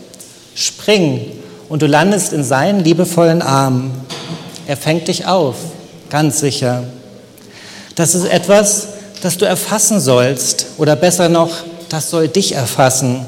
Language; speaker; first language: German; native; German